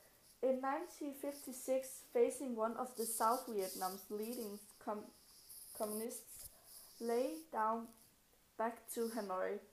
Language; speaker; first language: English; non-native, learner; Danish